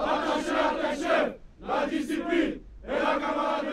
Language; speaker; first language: French; non-native, learner; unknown